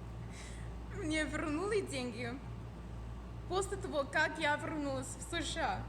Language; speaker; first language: Russian; non-native, fluent; English